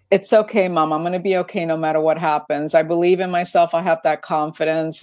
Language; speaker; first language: English; native; English